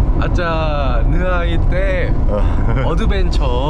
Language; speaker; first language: Thai; non-native, learner; Korean